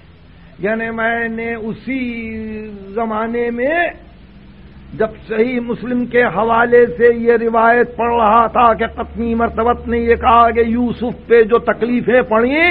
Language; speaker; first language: Urdu; native; Urdu